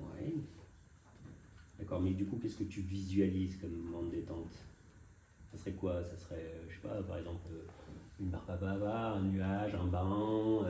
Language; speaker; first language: French; native; French